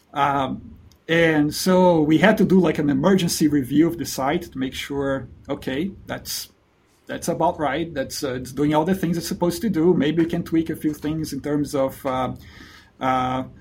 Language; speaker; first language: English; non-native, fluent; Portuguese